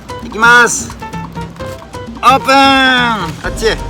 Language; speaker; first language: Japanese; native; Japanese